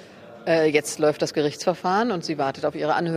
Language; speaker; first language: German; native; German